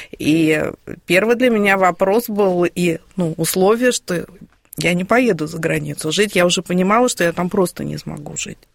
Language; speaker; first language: Russian; native; Russian